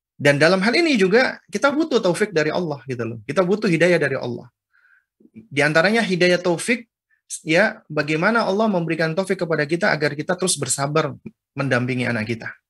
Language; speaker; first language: Indonesian; native; Indonesian